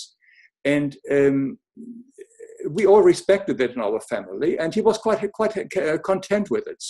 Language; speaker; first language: English; non-native, fluent; German